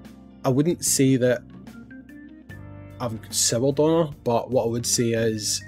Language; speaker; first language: English; native; English